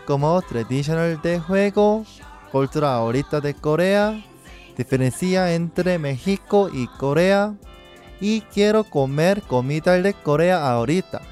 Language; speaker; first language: Spanish; non-native, learner; Korean